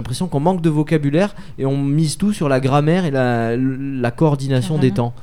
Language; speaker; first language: French; native; French